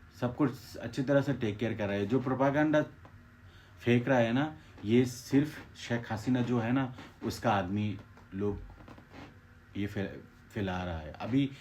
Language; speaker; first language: Hindi; non-native, fluent; Bangla